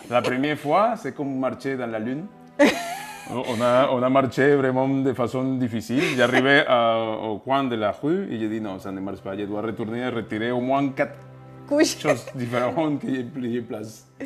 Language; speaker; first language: French; non-native, fluent; Spanish